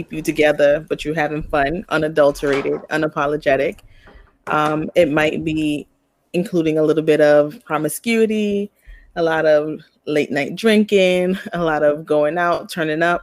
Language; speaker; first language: English; early bilingual, other home language; Spanish